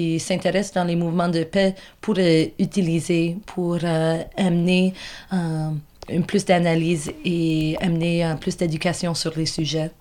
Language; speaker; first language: French; non-native, local second language; English